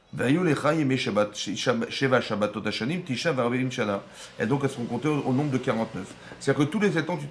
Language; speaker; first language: French; native; French